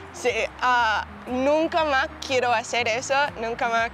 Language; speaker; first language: Spanish; early bilingual, heritage; Spanish